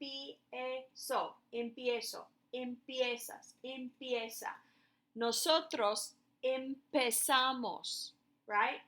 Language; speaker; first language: Spanish; non-native, fluent; English